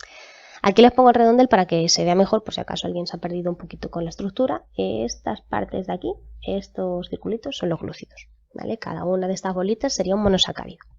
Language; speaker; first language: Spanish; native; Spanish